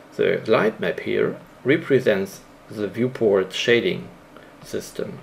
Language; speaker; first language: English; non-native, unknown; German